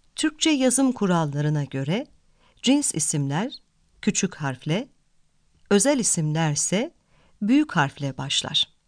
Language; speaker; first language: Turkish; native; Turkish